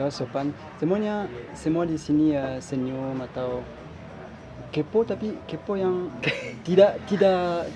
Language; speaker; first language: Indonesian; non-native, learner; French